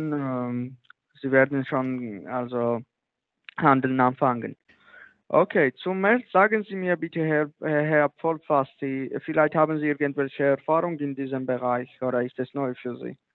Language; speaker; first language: German; non-native, learner; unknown